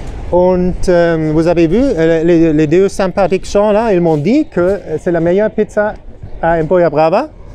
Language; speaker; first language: French; non-native, learner; German